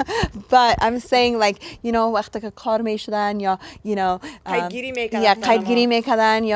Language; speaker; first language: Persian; early bilingual, heritage; Persian